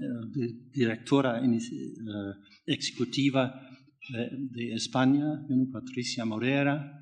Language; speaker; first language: Spanish; non-native, learner; German